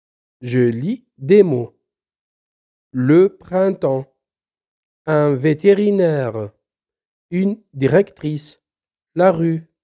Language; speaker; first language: French; non-native, local second language; Arabic